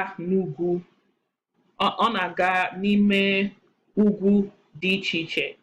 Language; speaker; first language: Igbo; non-native, learner; English